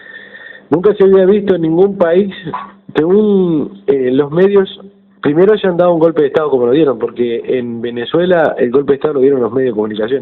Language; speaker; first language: Spanish; native; Spanish